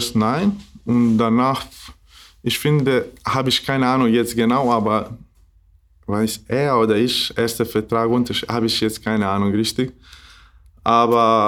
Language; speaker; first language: German; non-native, learner; Bosnian